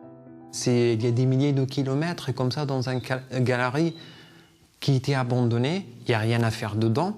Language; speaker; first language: French; non-native, fluent; Arabic